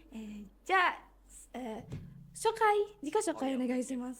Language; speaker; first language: Japanese; non-native, learner; Indonesian